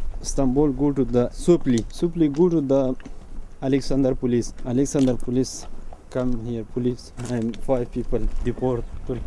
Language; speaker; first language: English; non-native, learner; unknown